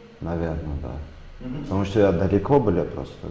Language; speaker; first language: Russian; non-native, local second language; Tajik